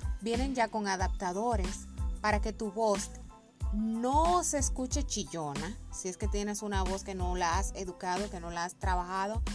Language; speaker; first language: Spanish; native; Spanish